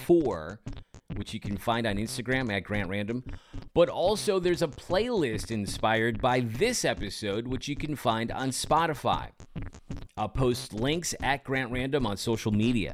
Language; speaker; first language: English; native; English